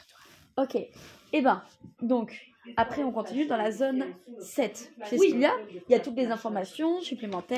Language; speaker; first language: French; native; French